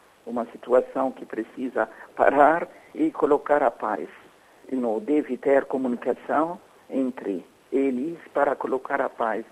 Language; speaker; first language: Portuguese; non-native, fluent; Arabic